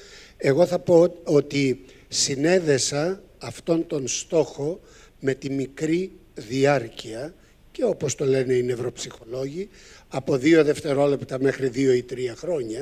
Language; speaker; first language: Greek; native; Greek